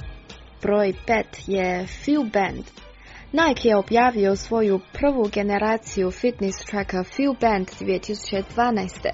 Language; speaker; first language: Croatian; non-native, fluent; Chinese